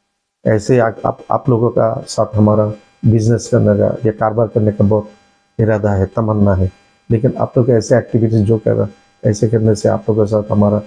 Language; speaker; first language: Hindi; non-native, learner; Bangla